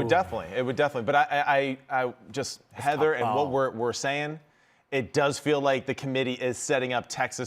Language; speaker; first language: English; native; English